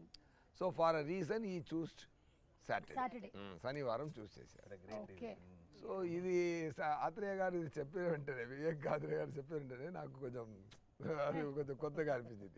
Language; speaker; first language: Telugu; non-native, fluent; Tamil